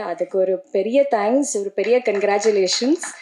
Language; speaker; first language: Tamil; non-native, learner; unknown